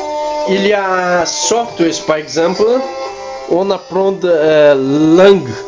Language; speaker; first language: French; non-native, learner; Spanish